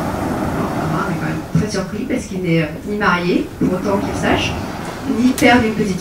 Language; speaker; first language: French; native; French